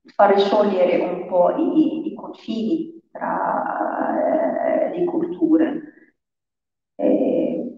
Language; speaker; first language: Italian; non-native, fluent; Arabic